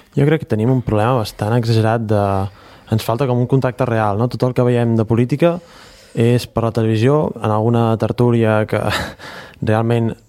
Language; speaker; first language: Catalan; native; Catalan